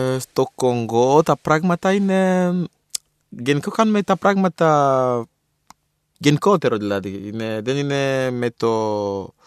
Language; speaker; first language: Greek; non-native, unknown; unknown